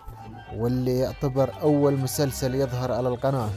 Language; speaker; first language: Arabic; native; Arabic